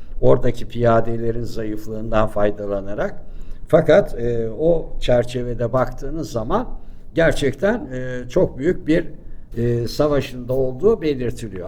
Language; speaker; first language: Turkish; native; Turkish